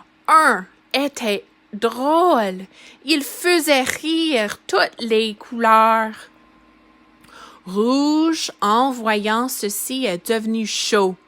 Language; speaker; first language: French; non-native, fluent; English